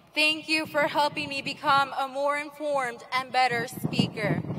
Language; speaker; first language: English; early bilingual, other home language; Spanish